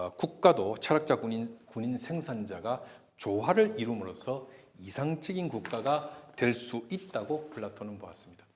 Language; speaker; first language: Korean; native; Korean